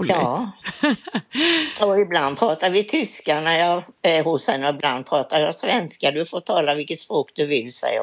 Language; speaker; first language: Swedish; native; Swedish